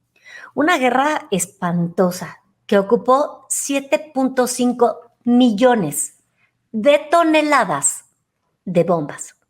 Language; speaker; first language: Spanish; native; Spanish